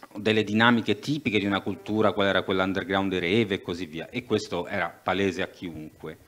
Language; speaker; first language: Italian; native; Italian